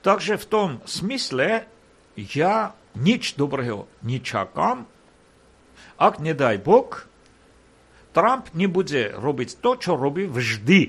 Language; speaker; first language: Slovak; non-native, fluent; Armenian